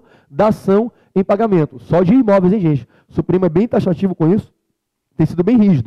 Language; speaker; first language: Portuguese; native; Portuguese